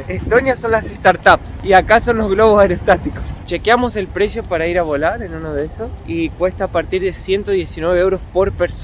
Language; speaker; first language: Spanish; native; Spanish